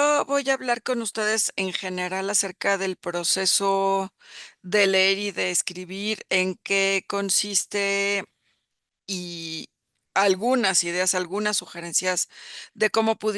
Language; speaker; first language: Spanish; native; Spanish